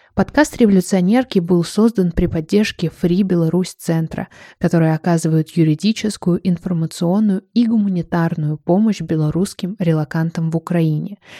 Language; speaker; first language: Russian; native; Russian